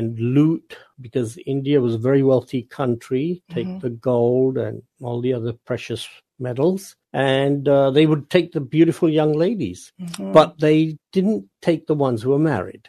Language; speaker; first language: English; non-native, local second language; Punjabi